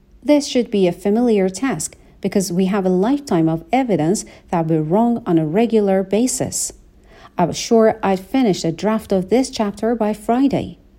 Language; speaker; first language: English; non-native, fluent; Persian